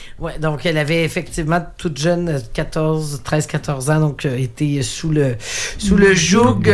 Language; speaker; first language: French; native; French